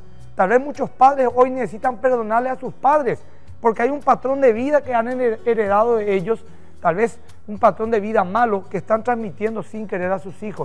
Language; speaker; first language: Spanish; native; Spanish